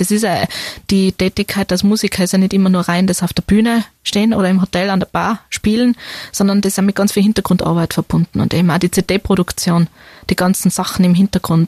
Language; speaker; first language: German; native; German